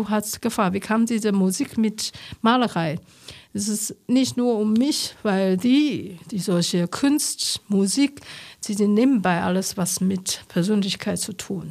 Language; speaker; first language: German; non-native, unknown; Chinese